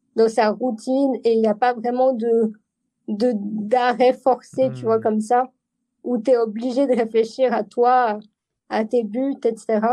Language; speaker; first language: French; native; French